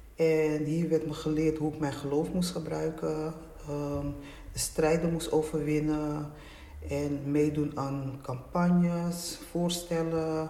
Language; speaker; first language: Dutch; native; Dutch